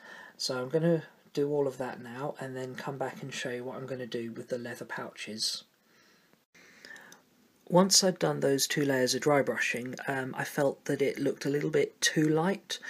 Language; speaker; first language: English; native; English